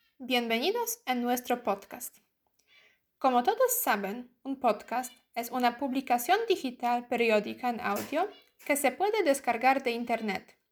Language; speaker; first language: Spanish; non-native, learner; Polish